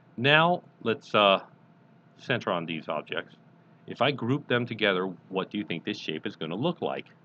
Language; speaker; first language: English; native; English